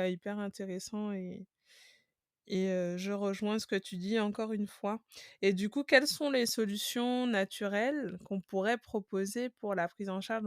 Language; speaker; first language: French; native; French